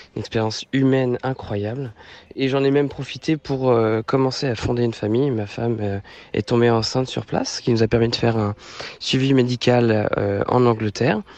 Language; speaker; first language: French; native; French